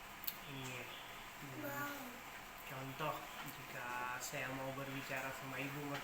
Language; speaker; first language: Indonesian; non-native, learner; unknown